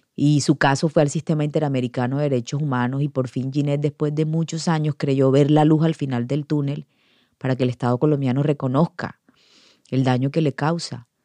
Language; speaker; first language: Spanish; native; Spanish